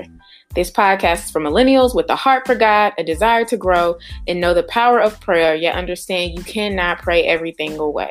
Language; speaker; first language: English; native; English